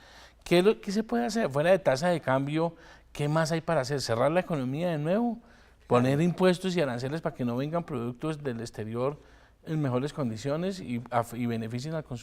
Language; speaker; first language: Spanish; native; Spanish